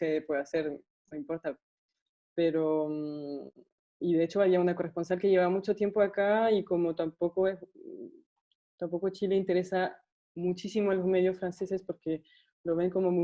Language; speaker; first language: Spanish; non-native, fluent; French